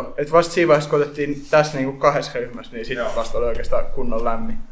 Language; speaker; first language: Finnish; native; Finnish